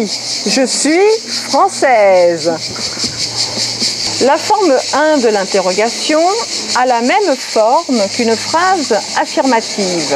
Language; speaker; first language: French; native; French